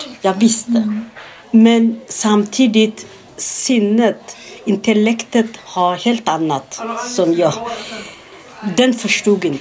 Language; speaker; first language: Swedish; non-native, fluent; Amharic